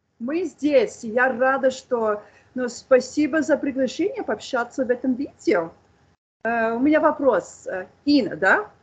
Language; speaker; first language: Russian; non-native, fluent; English